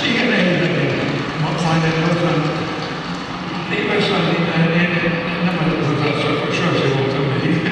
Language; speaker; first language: Hungarian; early bilingual, heritage; Hungarian